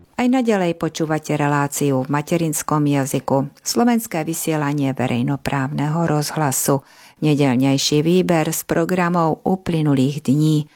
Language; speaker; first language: Slovak; early bilingual, heritage; Slovak